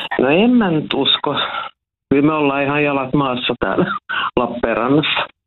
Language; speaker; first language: Finnish; non-native, local second language; Swedish